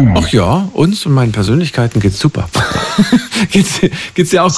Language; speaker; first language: German; native; German